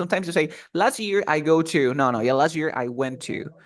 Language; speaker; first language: English; non-native, fluent; Spanish